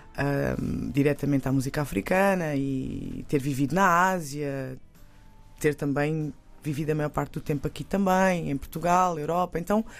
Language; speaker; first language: Portuguese; native; Portuguese